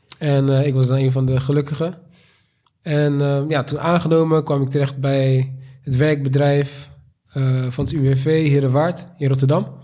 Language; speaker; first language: Dutch; native; Dutch